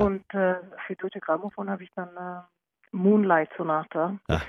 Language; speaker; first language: German; non-native, learner; Norwegian